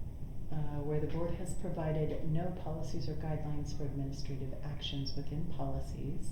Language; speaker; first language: English; native; English